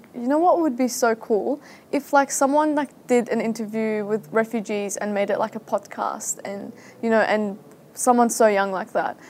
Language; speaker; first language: English; early bilingual, other home language; Arabic